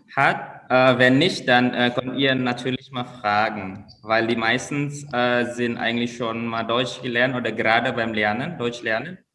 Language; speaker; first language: German; non-native, fluent; Indonesian